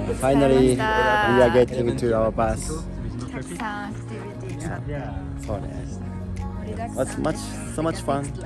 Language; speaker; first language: English; non-native, learner; Japanese